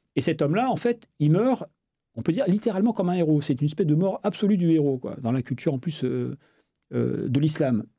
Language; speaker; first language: French; native; French